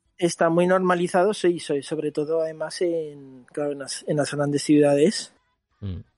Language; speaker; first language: Spanish; native; Spanish